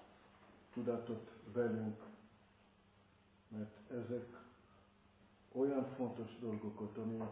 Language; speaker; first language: Hungarian; non-native, fluent; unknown